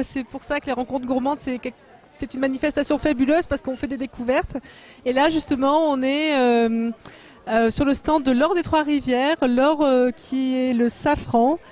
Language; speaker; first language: French; native; French